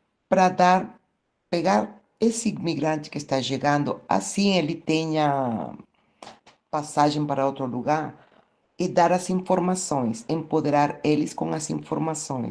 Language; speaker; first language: Portuguese; non-native, fluent; Spanish